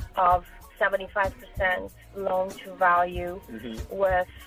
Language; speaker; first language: English; non-native, fluent; Portuguese